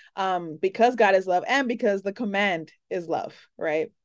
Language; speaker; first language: English; early bilingual, other home language; Spanish